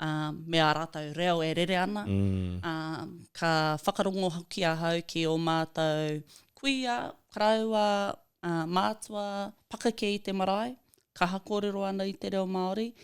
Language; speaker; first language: Māori; non-native, local second language; English